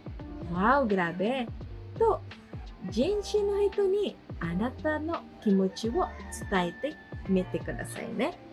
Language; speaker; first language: Japanese; non-native, fluent; Cebuano